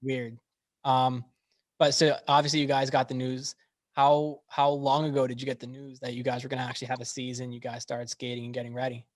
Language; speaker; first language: English; native; English